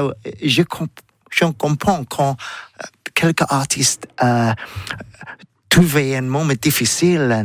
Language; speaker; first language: French; non-native, learner; English